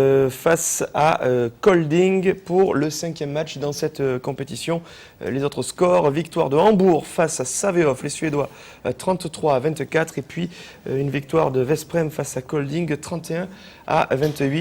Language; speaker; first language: French; native; French